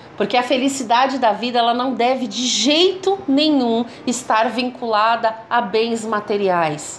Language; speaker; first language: Portuguese; native; Portuguese